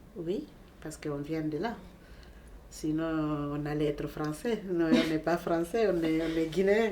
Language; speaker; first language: French; non-native, local second language; Fula